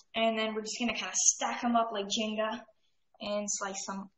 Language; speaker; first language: English; native; English